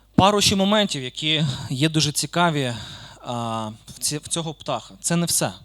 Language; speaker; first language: Ukrainian; native; Ukrainian